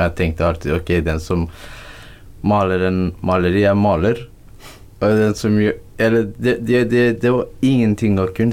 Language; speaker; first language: Norwegian; non-native, learner; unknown